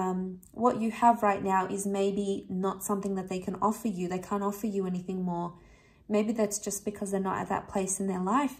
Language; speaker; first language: English; native; English